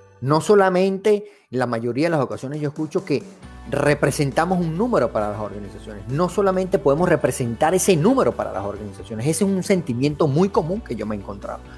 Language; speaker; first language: Spanish; native; Spanish